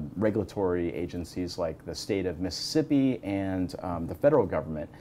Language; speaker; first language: English; native; English